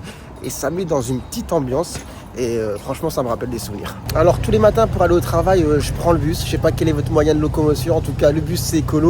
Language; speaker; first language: French; native; French